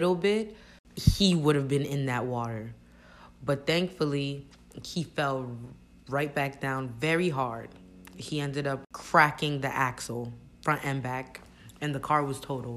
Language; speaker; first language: English; early bilingual, other home language; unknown